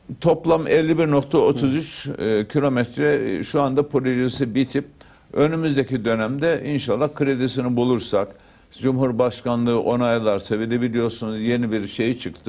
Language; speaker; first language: Turkish; native; Turkish